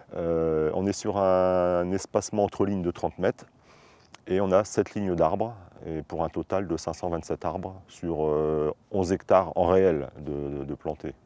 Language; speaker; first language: French; native; French